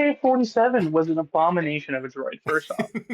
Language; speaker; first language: English; native; English